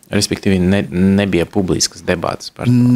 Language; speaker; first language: Latvian; non-native, local second language; Russian